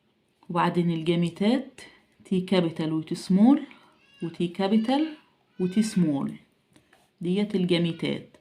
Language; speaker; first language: Arabic; native; Arabic